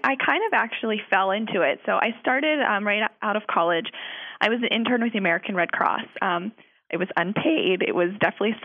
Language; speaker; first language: English; native; English